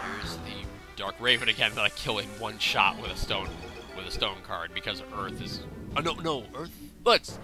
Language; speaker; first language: English; native; English